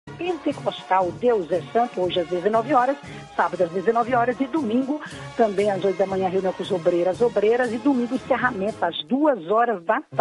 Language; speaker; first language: Portuguese; native; Portuguese